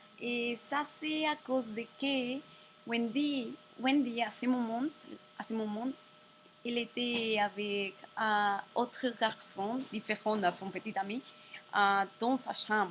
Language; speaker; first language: French; non-native, learner; Spanish